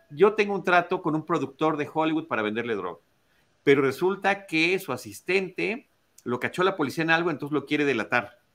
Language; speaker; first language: Spanish; native; Spanish